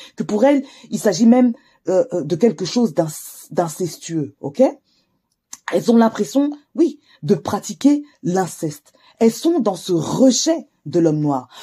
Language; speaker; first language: French; native; French